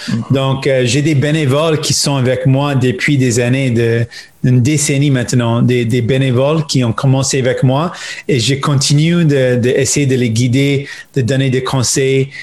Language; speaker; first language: French; non-native, local second language; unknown